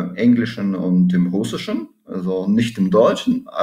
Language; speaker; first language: German; non-native, fluent; Russian